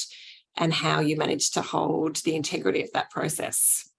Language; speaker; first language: English; native; English